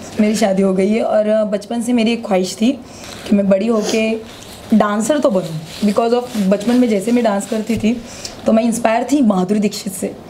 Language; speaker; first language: Hindi; non-native, local second language; Marathi